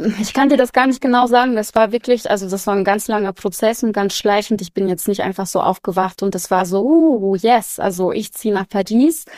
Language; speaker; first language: German; early bilingual, other home language; Russian